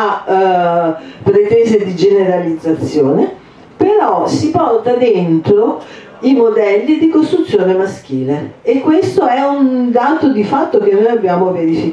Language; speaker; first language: Italian; native; Italian